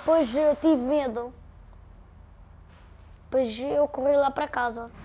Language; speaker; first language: Portuguese; early bilingual, other home language; Arabic